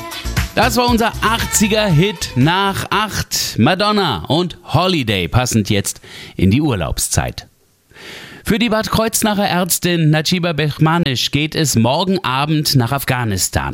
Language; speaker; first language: German; native; German